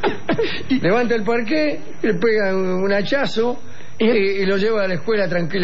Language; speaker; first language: Spanish; native; Spanish